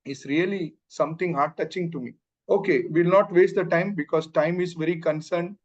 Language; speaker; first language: English; non-native, local second language; Malayalam